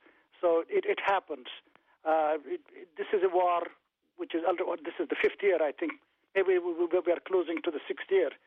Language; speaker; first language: English; non-native, fluent; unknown